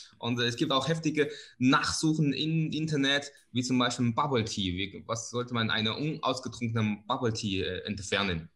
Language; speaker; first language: German; non-native, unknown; Chinese